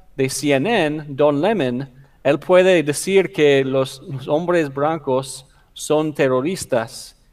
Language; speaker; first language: Spanish; non-native, fluent; English